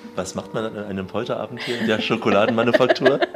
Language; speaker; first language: German; native; German